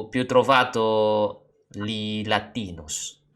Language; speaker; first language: Italian; non-native, learner; Indonesian